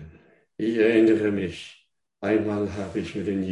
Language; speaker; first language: German; non-native, fluent; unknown